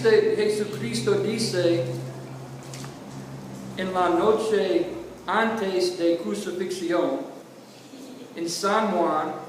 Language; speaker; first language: Spanish; non-native, learner; English